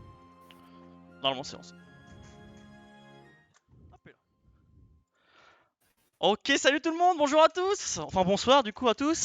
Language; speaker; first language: French; native; French